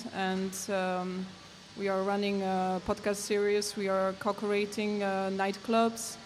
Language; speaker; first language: English; non-native, learner; Polish